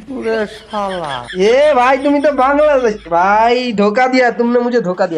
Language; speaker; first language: Hindi; non-native, fluent; Bangla